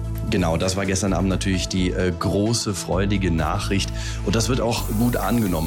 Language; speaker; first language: German; native; German